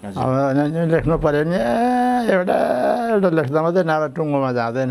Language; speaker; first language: Nepali; non-native, local second language; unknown